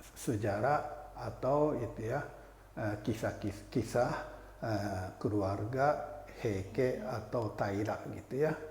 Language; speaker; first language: Indonesian; non-native, fluent; Japanese